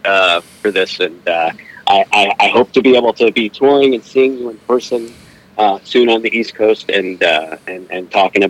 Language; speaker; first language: English; native; English